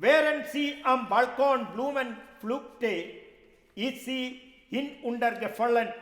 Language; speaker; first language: German; non-native, fluent; Malayalam